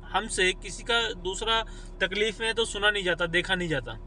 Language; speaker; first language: Hindi; non-native, local second language; Punjabi